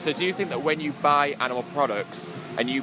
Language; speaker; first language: English; native; English